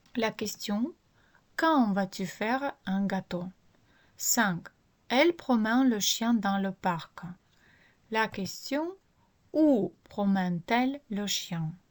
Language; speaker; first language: French; non-native, fluent; Ukrainian